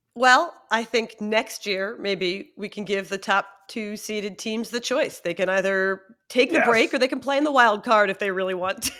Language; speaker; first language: English; native; English